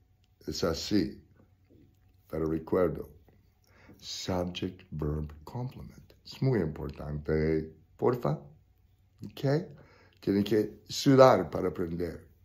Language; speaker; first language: Spanish; non-native, learner; English